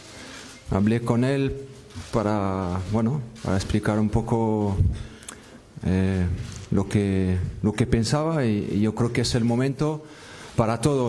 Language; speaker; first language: Spanish; non-native, fluent; French